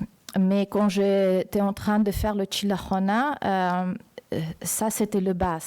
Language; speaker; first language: French; non-native, fluent; Uzbek